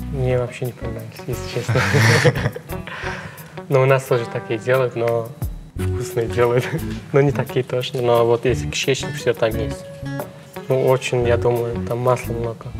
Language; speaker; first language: Russian; non-native, learner; Turkmen